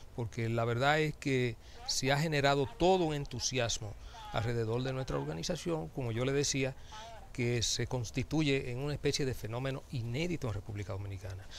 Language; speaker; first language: Spanish; native; Spanish